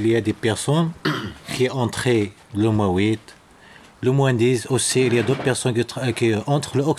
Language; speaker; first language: French; non-native, learner; Arabic